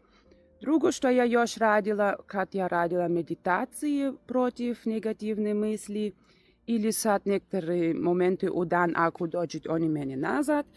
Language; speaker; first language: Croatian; non-native, learner; Russian